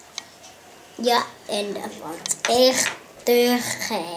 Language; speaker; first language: Dutch; early bilingual, heritage; Dutch